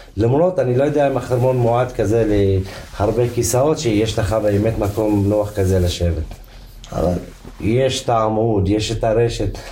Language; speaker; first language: Hebrew; non-native, local second language; Arabic